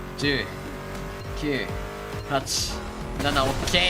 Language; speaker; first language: Japanese; native; Japanese